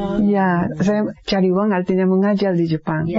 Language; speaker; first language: Indonesian; non-native, fluent; Japanese